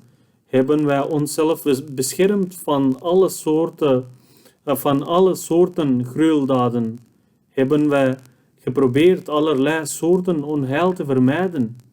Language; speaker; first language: Dutch; non-native, fluent; Urdu